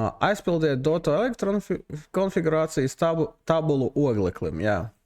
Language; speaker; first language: Latvian; non-native, local second language; Russian